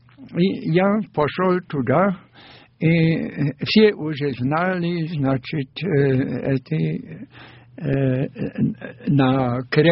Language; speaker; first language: Russian; non-native, fluent; German